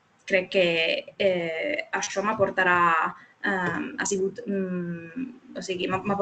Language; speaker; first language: Catalan; non-native, fluent; Italian